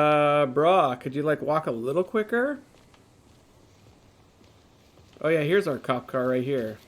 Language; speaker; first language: English; native; English